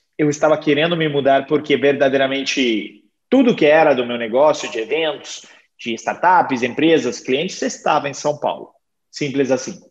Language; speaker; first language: Portuguese; non-native, fluent; Italian